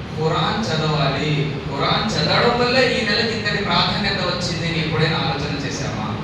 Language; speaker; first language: Telugu; non-native, local second language; Urdu